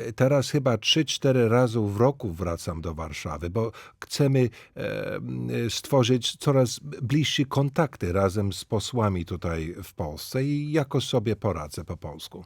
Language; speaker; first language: Polish; early bilingual, heritage; Polish